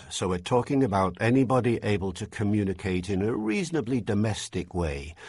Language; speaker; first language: English; native; English